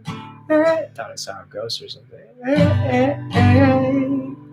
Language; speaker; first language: English; native; English